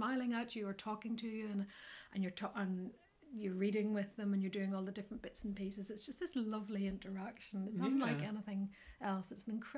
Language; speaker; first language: English; native; English